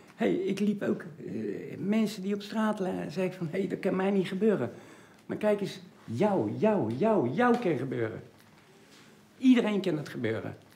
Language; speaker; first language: Dutch; native; Dutch